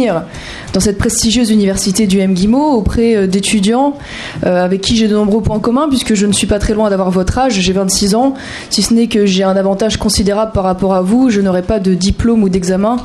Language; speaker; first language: French; native; French